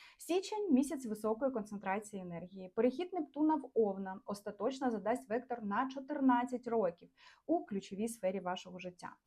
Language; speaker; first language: Ukrainian; non-native, local second language; Russian